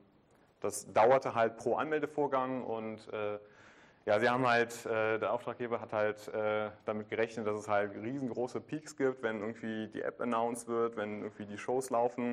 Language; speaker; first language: German; native; German